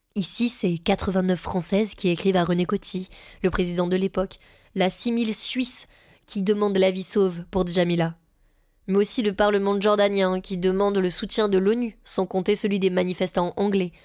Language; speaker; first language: French; native; French